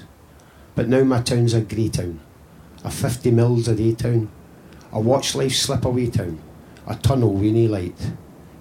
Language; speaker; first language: English; native; English